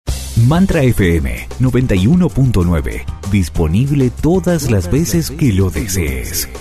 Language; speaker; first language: Spanish; native; Spanish